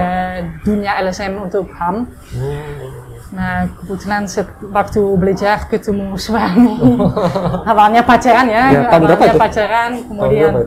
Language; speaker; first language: Indonesian; non-native, fluent; Dutch